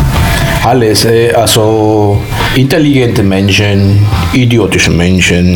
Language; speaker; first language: German; non-native, learner; Spanish